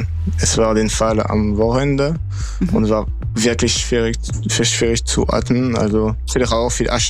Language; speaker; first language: German; non-native, fluent; French